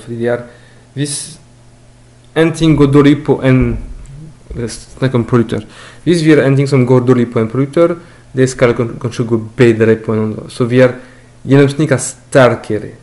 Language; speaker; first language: Norwegian; non-native, learner; French